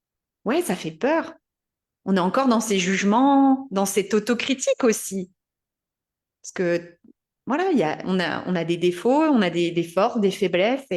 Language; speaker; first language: French; native; French